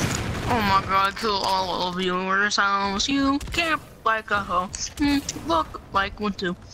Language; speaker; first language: English; native; English